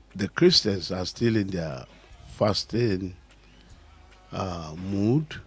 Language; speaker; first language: English; non-native, local second language; Yoruba